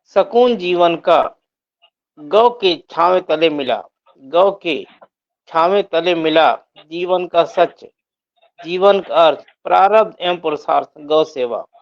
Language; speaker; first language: Hindi; native; Hindi